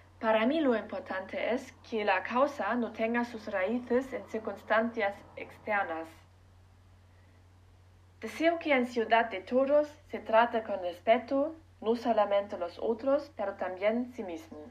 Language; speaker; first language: Spanish; non-native, learner; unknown